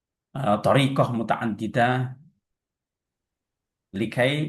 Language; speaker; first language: Arabic; non-native, fluent; Indonesian